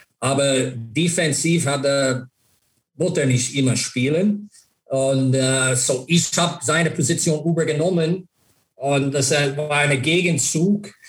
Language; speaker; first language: German; non-native, learner; English